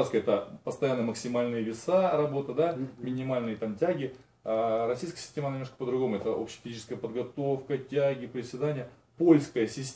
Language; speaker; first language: Russian; native; Russian